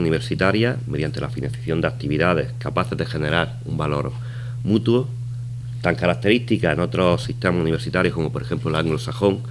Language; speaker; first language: Spanish; native; Spanish